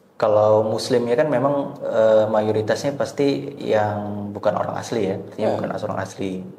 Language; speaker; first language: Indonesian; native; Indonesian